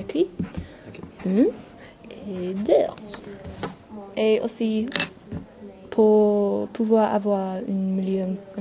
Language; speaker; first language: French; non-native, learner; English